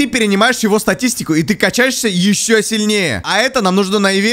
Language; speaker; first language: Russian; native; Russian